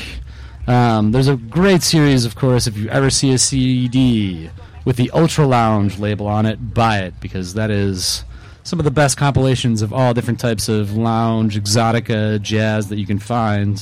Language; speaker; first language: English; native; English